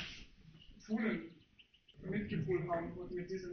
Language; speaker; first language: German; non-native, learner; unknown